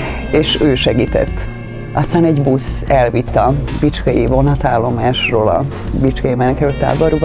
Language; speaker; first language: Hungarian; non-native, fluent; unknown